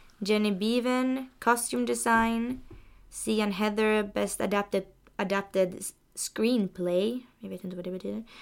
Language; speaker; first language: Swedish; early bilingual, other home language; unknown